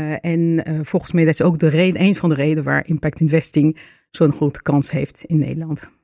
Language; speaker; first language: Dutch; non-native, fluent; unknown